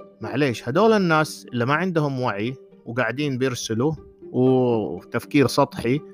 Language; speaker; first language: Arabic; native; Arabic